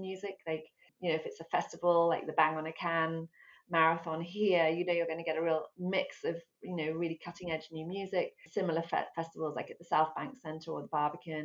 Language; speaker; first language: English; native; English